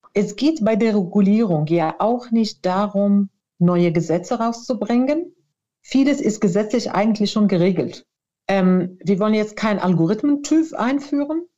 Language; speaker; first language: German; non-native, fluent; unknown